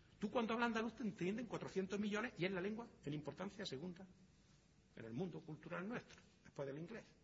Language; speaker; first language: Spanish; native; Spanish